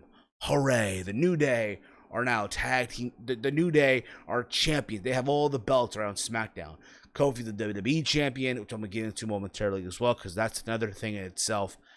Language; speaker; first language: English; native; English